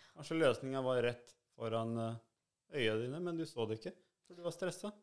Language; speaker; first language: Norwegian; early bilingual, other home language; Albanian